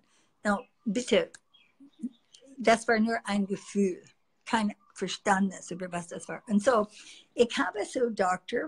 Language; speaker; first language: German; non-native, fluent; English